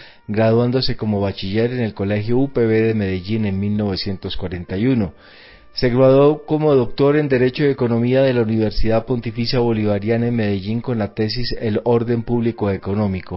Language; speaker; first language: Spanish; native; Spanish